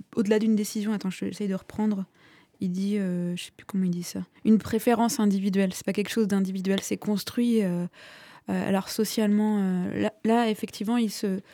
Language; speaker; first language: French; native; French